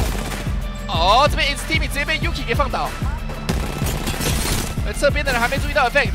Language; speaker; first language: Chinese; native; Chinese